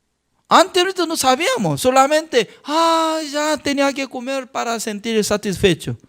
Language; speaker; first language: Spanish; non-native, fluent; Korean